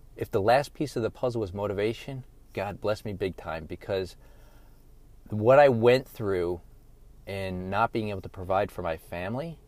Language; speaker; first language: English; native; English